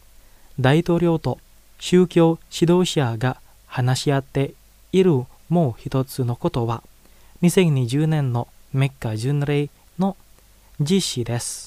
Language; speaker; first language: Japanese; non-native, fluent; Indonesian